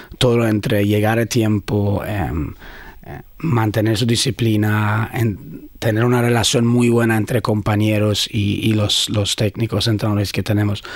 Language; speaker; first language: Spanish; non-native, fluent; Persian